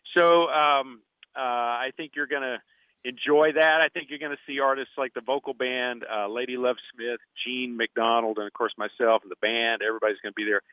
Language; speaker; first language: English; native; English